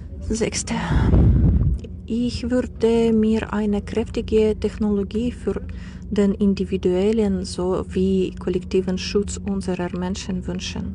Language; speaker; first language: German; non-native, fluent; Ukrainian